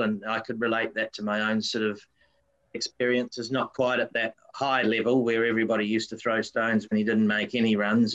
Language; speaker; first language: English; native; English